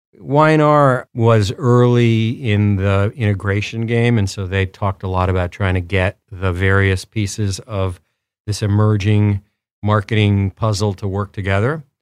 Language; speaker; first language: English; early bilingual, other home language; Spanish